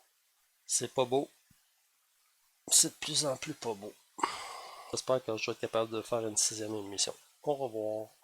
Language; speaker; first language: French; native; French